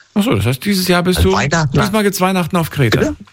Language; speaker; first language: German; native; German